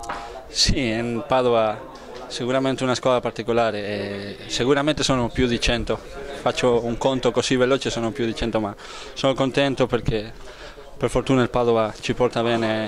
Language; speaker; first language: Italian; non-native, fluent; Spanish